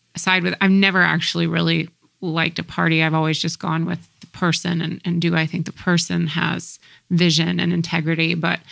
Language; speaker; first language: English; native; English